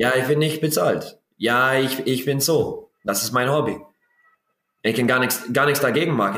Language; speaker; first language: German; non-native, learner; English